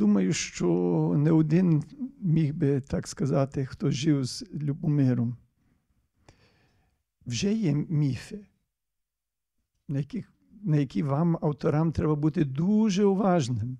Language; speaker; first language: Ukrainian; early bilingual, heritage; Ukrainian